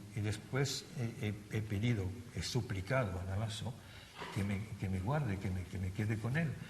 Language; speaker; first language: Spanish; non-native, fluent; German